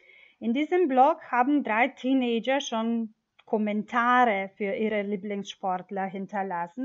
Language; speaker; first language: German; non-native, fluent; Macedonian